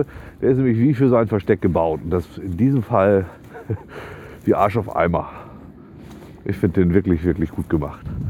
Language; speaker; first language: German; native; German